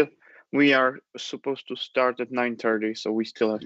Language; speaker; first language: English; non-native, fluent; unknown